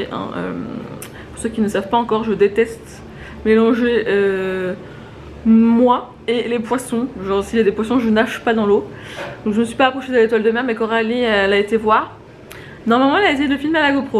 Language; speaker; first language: French; native; French